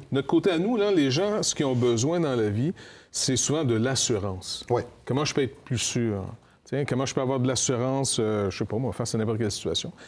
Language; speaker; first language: French; native; French